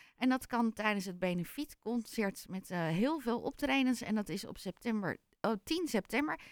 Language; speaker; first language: Dutch; native; Dutch